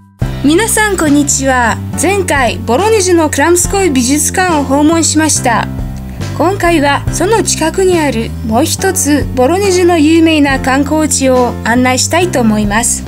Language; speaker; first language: Japanese; non-native, fluent; Russian